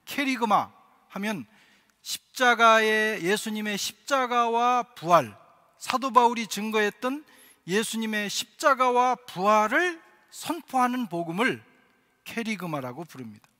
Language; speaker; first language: Korean; native; Korean